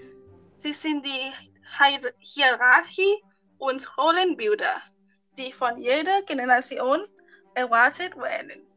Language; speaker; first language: German; non-native, learner; Thai